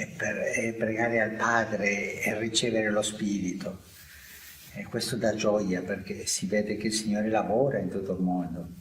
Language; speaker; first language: Italian; non-native, fluent; Spanish